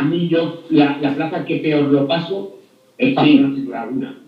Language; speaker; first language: Spanish; native; Spanish